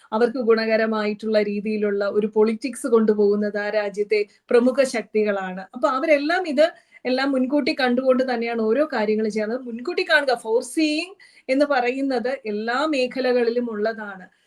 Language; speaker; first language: Malayalam; native; Malayalam